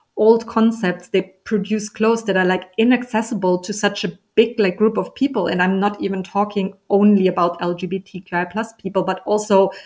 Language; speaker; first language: English; non-native, fluent; German